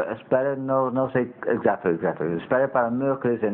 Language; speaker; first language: Spanish; non-native, learner; English